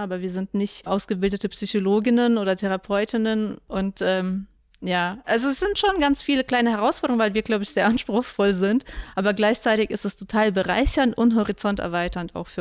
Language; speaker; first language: German; native; German